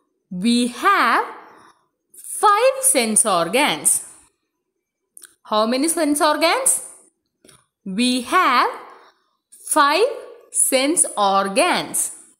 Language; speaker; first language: English; non-native, local second language; Malayalam